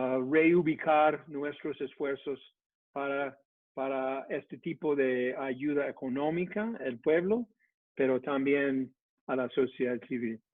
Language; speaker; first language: Spanish; non-native, fluent; English